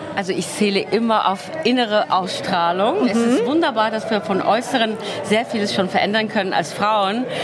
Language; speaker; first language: German; non-native, fluent; Ukrainian